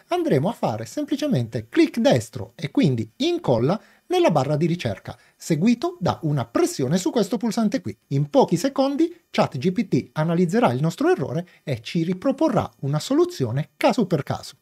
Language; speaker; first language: Italian; native; Italian